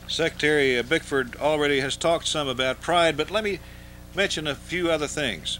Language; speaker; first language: English; native; English